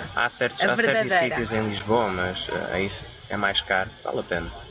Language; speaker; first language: Portuguese; early bilingual, other home language; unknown